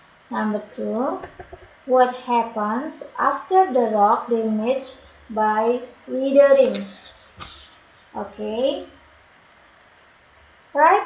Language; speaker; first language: English; non-native, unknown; Indonesian